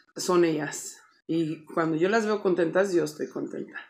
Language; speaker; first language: Spanish; early bilingual, heritage; Spanish